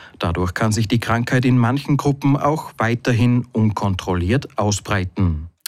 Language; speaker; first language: German; native; German